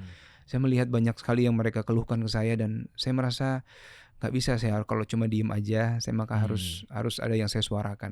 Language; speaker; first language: Indonesian; native; Indonesian